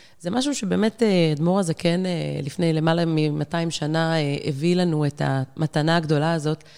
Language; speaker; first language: Hebrew; native; Hebrew